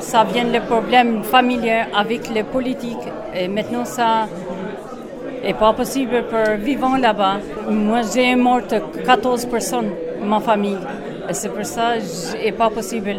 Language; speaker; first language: French; non-native, learner; Albanian